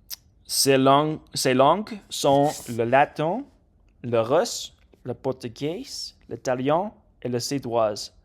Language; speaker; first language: French; non-native, learner; English